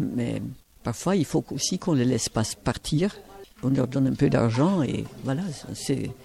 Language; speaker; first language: French; native; French